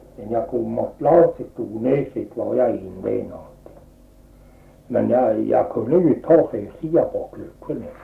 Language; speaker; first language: Swedish; native; Swedish